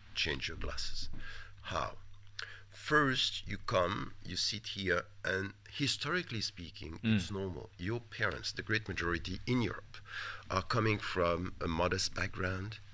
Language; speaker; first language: English; non-native, fluent; French